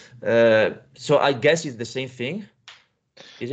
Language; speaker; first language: English; non-native, fluent; Italian